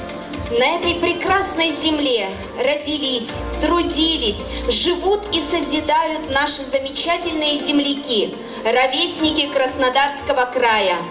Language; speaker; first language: Russian; native; Russian